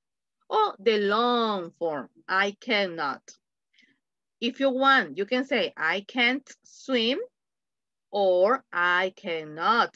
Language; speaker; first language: English; non-native, fluent; Spanish